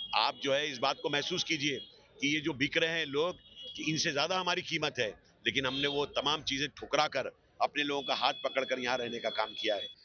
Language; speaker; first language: Hindi; native; Hindi